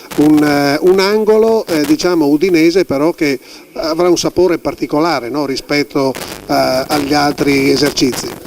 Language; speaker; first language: Italian; native; Italian